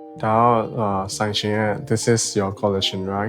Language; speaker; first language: English; non-native, learner; Burmese